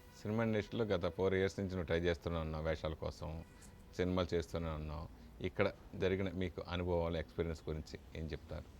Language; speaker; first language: Telugu; native; Telugu